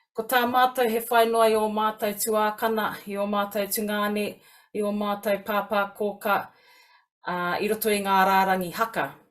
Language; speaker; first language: Māori; non-native, local second language; English